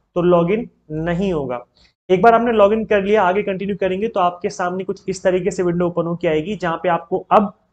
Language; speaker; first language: Hindi; native; Hindi